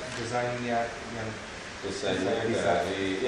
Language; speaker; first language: Indonesian; non-native, fluent; English